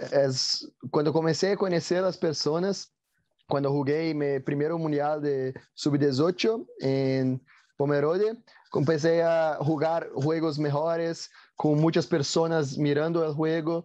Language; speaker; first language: Spanish; non-native, learner; Portuguese